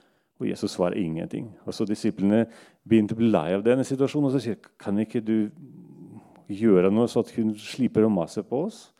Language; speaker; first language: Norwegian; non-native, local second language; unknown